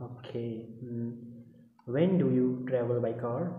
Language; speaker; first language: English; non-native, learner; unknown